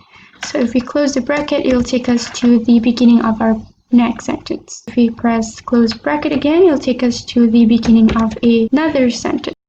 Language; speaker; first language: English; non-native, local second language; Malay